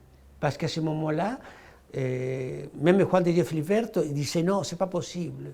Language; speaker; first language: French; non-native, fluent; Spanish